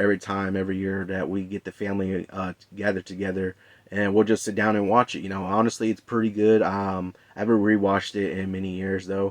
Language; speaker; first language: English; native; English